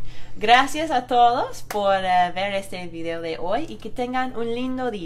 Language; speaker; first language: Spanish; non-native, fluent; English